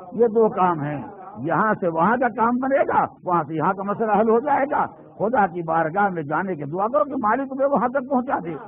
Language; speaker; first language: Urdu; native; Urdu